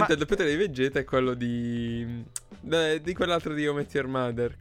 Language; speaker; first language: Italian; native; Italian